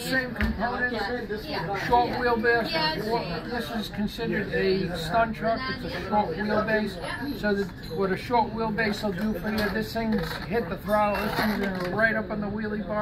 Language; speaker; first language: English; native; English